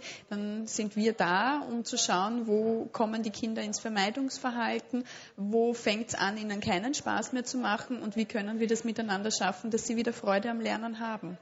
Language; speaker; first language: German; native; German